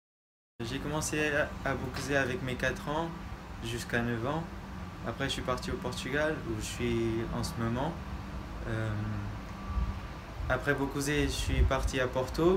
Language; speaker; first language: French; early bilingual, other home language; Portuguese